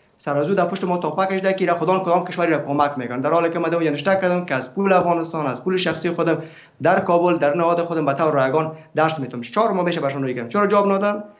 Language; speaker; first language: Persian; native; Persian